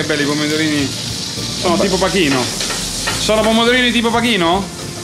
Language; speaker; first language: Italian; native; Italian